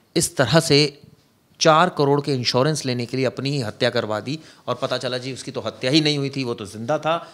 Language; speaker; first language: Hindi; native; Hindi